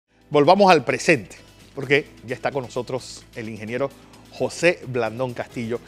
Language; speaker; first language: Spanish; native; Spanish